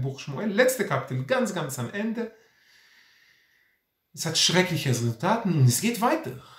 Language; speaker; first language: German; non-native, fluent; Hebrew